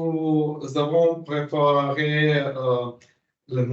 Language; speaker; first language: French; non-native, learner; Slovenian